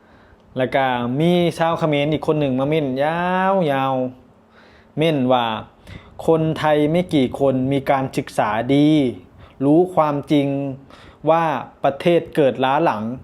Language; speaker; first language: Thai; non-native, local second language; Northeastern Thai